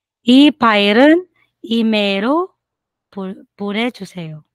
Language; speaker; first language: Korean; non-native, fluent; Filipino